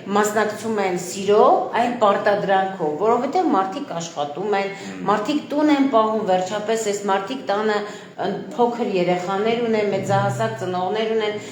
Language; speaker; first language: Armenian; native; Armenian